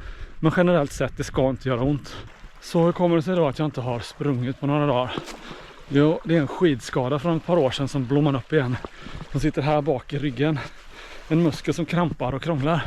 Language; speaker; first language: Swedish; native; Swedish